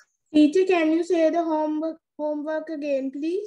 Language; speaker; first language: English; non-native, fluent; Sinhala